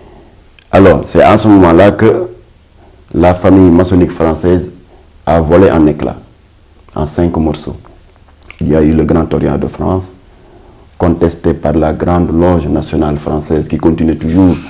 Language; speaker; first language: French; non-native, local second language; Wolof